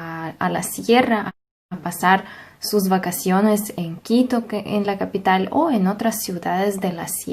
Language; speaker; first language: Spanish; non-native, fluent; Russian